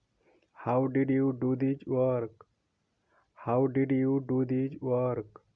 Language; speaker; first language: English; non-native, local second language; Odia